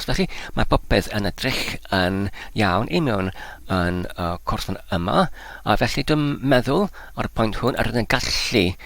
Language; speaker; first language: Welsh; non-native, learner; Polish